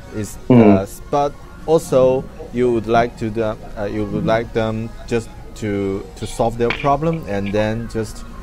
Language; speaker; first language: English; non-native, fluent; Chinese